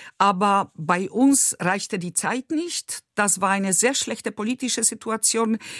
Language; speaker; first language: German; non-native, fluent; Polish